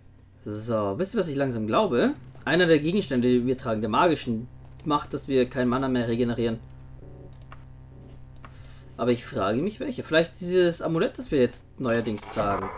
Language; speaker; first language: German; native; German